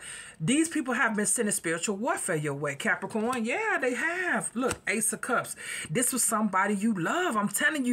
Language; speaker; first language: English; native; English